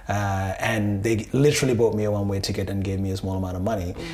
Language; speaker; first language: English; non-native, local second language; Sinhala